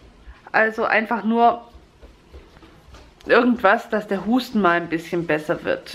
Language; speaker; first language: German; native; German